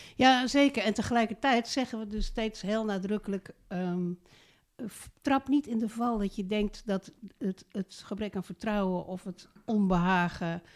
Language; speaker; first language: Dutch; native; Dutch